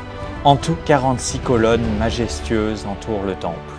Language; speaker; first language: French; native; French